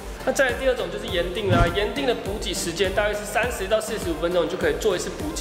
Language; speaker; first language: Chinese; native; Chinese